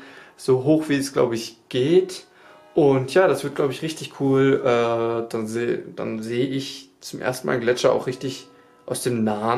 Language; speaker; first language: German; native; German